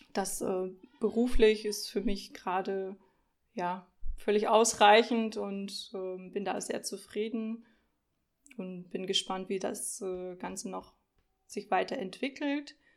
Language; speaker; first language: German; early bilingual, other home language; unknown